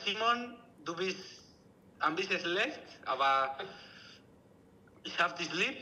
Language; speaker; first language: German; non-native, learner; Spanish